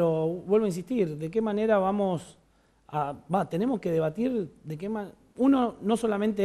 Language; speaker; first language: Spanish; native; Spanish